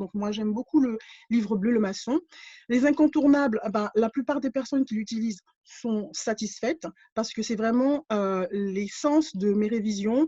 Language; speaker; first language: French; native; French